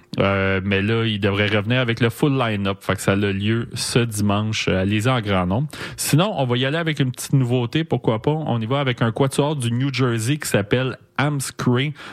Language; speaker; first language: French; native; French